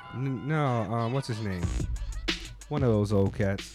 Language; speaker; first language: English; native; English